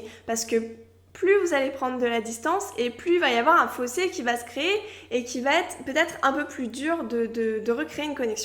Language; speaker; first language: French; native; French